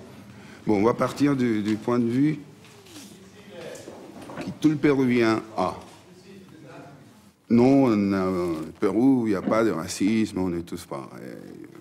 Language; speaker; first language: French; non-native, fluent; Spanish